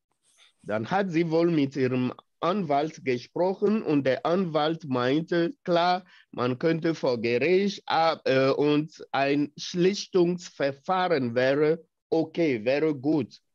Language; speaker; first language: German; non-native, fluent; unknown